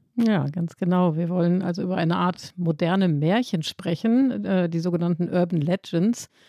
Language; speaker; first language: German; native; German